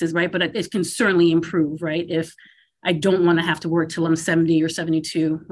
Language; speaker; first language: English; native; English